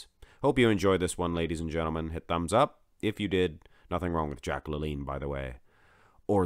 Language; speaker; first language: English; native; English